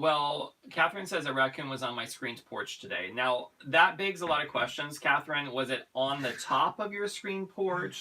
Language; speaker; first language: English; native; English